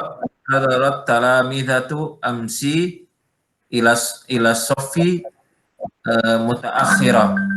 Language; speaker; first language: Arabic; non-native, learner; Indonesian